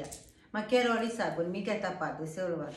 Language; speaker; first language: Finnish; non-native, learner; Thai